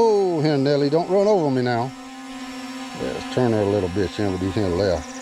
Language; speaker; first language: English; native; English